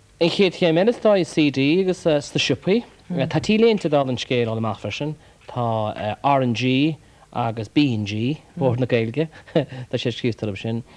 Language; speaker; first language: Irish; native; Irish